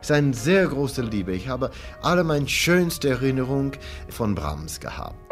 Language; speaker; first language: German; non-native, learner; English